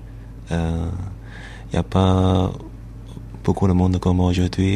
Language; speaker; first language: French; non-native, learner; Chinese